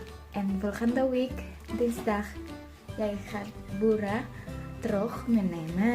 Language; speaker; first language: Dutch; non-native, learner; Filipino